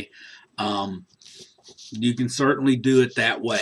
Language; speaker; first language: English; native; English